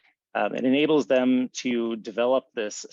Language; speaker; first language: English; native; English